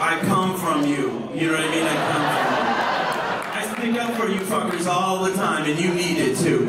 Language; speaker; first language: English; native; English